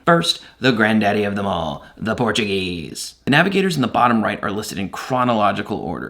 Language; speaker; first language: English; native; English